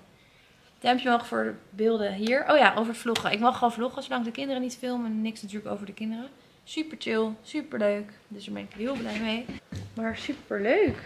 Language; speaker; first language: Dutch; native; Dutch